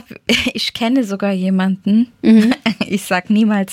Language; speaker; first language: German; early bilingual, other home language; Turkish